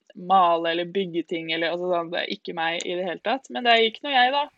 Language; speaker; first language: Norwegian; native; Norwegian